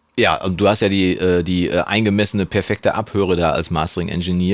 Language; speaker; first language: German; native; German